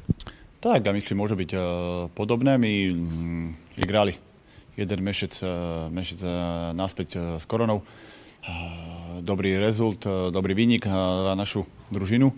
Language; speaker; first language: Polish; non-native, learner; Slovak